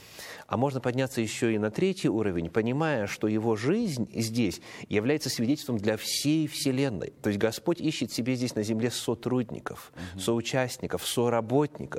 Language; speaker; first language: Russian; native; Russian